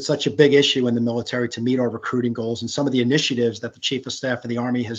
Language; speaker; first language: English; native; English